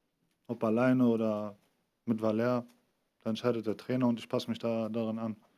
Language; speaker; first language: German; early bilingual, other home language; Greek